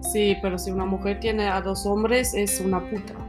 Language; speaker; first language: Spanish; non-native, fluent; German